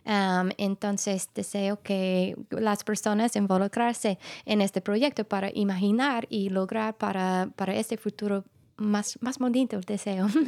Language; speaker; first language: Spanish; non-native, learner; English